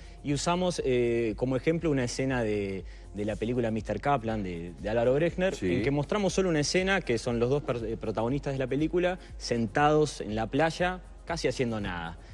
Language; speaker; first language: Spanish; native; Spanish